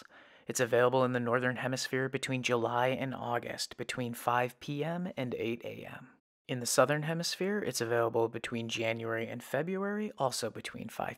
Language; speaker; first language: English; native; English